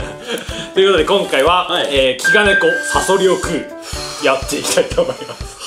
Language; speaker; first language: Japanese; native; Japanese